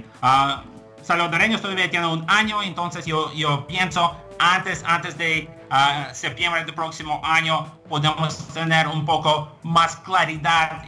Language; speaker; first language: Spanish; non-native, fluent; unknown